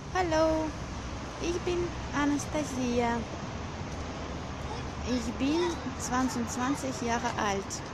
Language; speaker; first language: German; non-native, learner; Russian